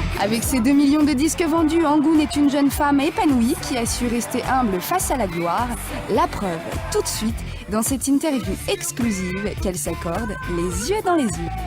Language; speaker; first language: French; native; French